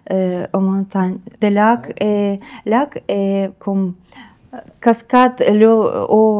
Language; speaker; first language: French; non-native, learner; Ukrainian